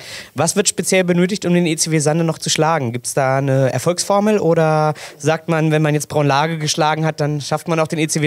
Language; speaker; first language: German; native; German